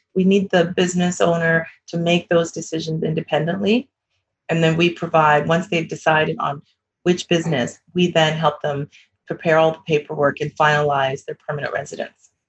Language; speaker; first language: English; native; English